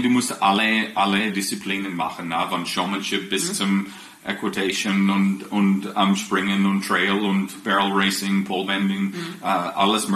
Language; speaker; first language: German; non-native, fluent; English